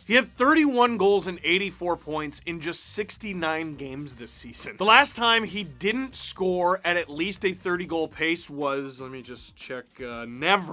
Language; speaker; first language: English; native; English